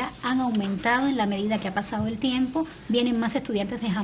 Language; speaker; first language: Spanish; native; Spanish